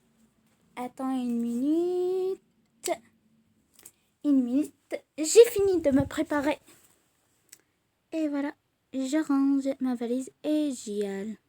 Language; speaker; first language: French; non-native, learner; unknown